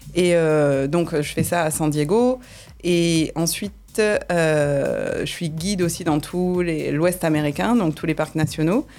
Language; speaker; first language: French; native; French